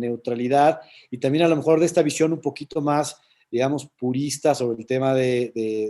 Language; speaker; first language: Spanish; native; Spanish